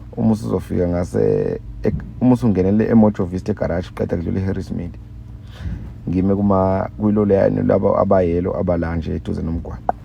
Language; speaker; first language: Zulu; native; Zulu